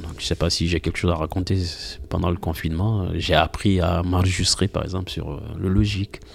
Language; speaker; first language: French; non-native, local second language; Mandingo